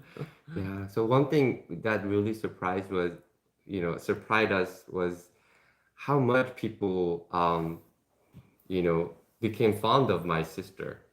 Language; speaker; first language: English; non-native, fluent; Korean